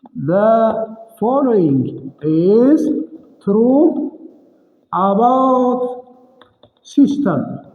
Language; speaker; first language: English; non-native, local second language; Amharic